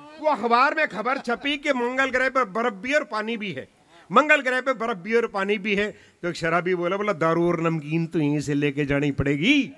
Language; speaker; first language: Hindi; non-native, local second language; Punjabi